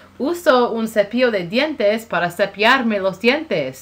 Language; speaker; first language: Spanish; non-native, fluent; English